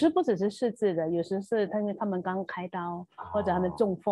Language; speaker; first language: Chinese; native; Chinese